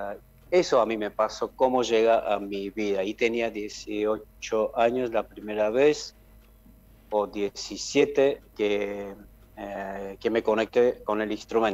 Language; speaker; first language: Spanish; non-native, fluent; Armenian